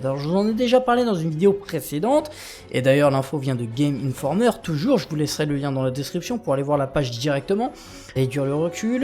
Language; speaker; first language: French; native; French